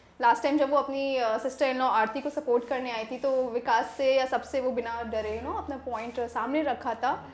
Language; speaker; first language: Hindi; native; Hindi